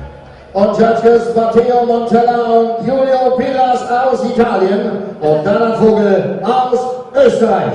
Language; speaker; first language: German; native; German